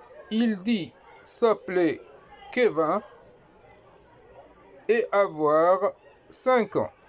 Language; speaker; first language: French; non-native, local second language; Arabic